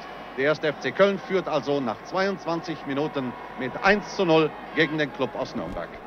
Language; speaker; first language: German; native; German